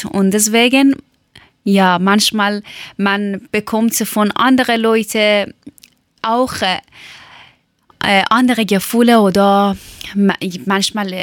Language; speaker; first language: German; non-native, learner; Persian